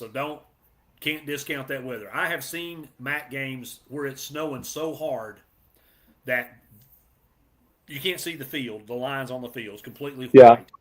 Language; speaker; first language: English; native; English